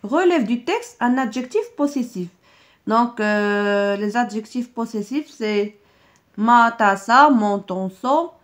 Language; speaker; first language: French; non-native, local second language; Arabic